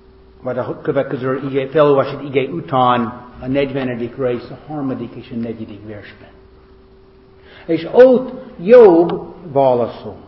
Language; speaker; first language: Hungarian; non-native, fluent; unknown